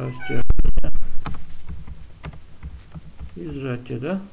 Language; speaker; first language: Russian; native; Russian